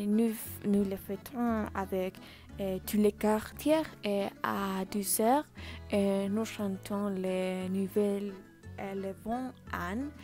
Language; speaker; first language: French; non-native, learner; Spanish